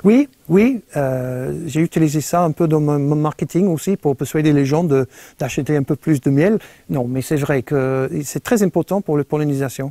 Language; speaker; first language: French; non-native, fluent; English